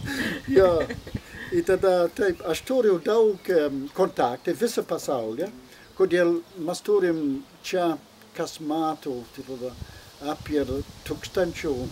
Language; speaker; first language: Lithuanian; non-native, learner; English